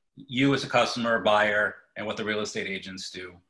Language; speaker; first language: English; native; English